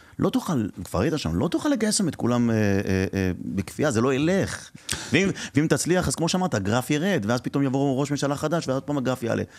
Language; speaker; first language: Hebrew; early bilingual, other home language; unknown